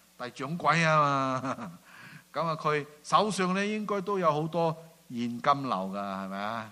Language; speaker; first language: Cantonese; non-native, fluent; Min Nan Chinese